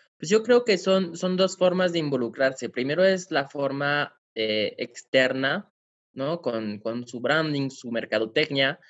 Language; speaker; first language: Spanish; non-native, fluent; French